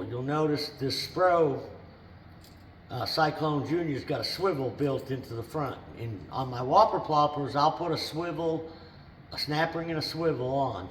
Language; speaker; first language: English; native; English